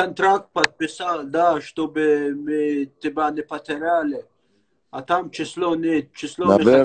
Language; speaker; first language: Russian; native; Russian